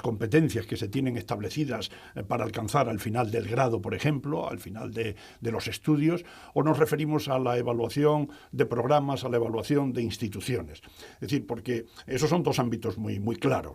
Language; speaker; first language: Spanish; native; Spanish